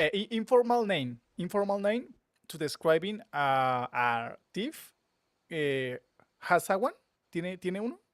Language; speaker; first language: English; non-native, learner; Spanish